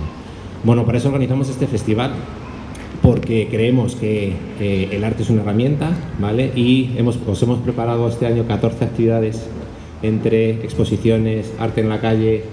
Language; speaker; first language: Spanish; native; Spanish